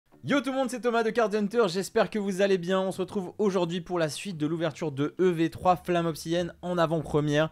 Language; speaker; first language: French; native; French